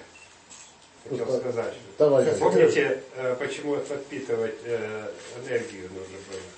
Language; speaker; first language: Russian; native; Russian